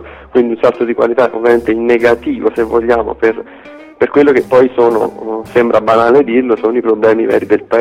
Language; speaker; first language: Italian; native; Italian